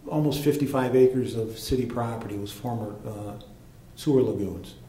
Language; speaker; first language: English; native; English